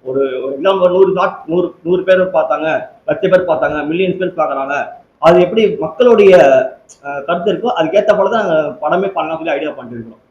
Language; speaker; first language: Tamil; native; Tamil